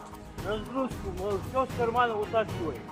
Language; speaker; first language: Russian; native; Russian